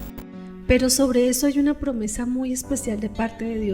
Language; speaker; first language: Spanish; native; Spanish